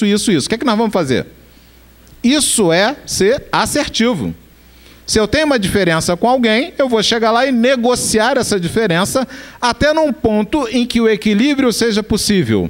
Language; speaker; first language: Portuguese; native; Portuguese